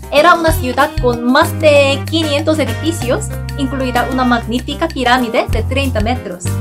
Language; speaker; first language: Spanish; non-native, fluent; Korean